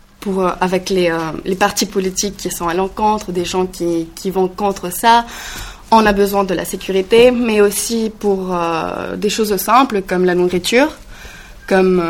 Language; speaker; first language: French; non-native, learner; Greek